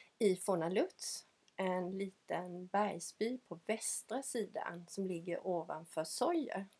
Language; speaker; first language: Swedish; native; Swedish